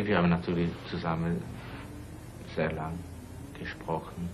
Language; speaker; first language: German; non-native, learner; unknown